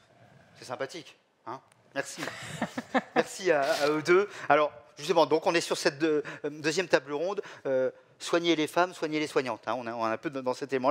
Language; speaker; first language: French; native; French